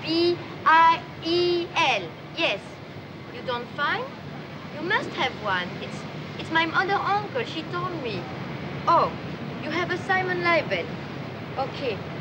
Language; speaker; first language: English; non-native, fluent; French